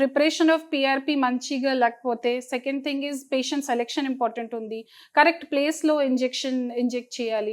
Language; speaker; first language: Telugu; non-native, fluent; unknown